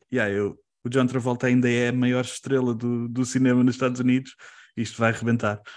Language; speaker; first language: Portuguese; early bilingual, heritage; Portuguese